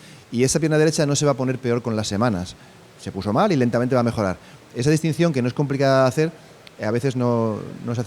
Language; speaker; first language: Spanish; native; Spanish